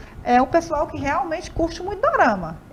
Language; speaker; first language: Portuguese; native; Portuguese